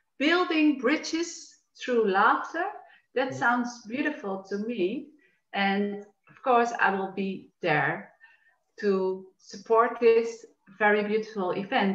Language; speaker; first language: English; non-native, fluent; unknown